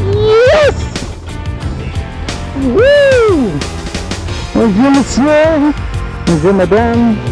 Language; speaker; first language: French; non-native, learner; English